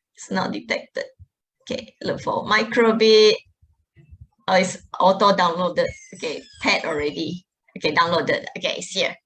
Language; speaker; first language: English; non-native, local second language; Malay